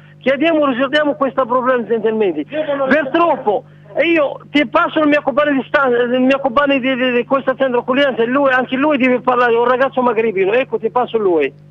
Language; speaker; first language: Italian; non-native, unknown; Arabic